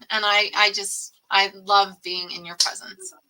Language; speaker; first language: English; native; English